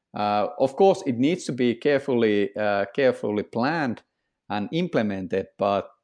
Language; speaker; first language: English; non-native, fluent; Finnish